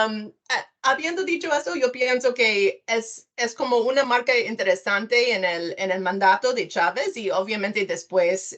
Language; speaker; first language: Spanish; non-native, fluent; English